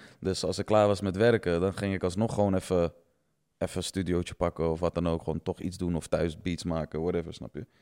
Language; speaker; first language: Dutch; native; Dutch